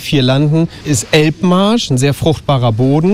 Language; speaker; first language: German; native; German